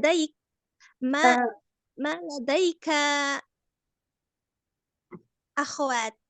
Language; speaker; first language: Arabic; non-native, learner; Indonesian